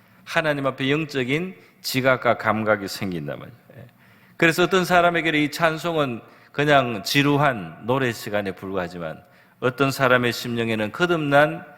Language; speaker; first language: Korean; native; Korean